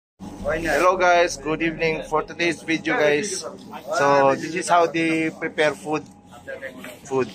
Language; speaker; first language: English; non-native, local second language; Filipino